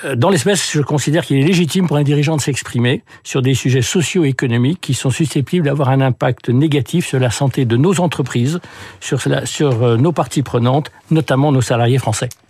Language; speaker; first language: French; early bilingual, other home language; English